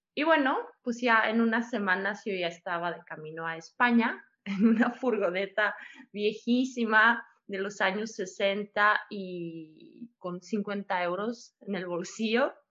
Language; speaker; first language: Spanish; non-native, fluent; Czech